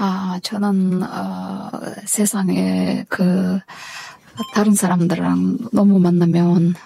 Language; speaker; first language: Korean; non-native, learner; Kyrgyz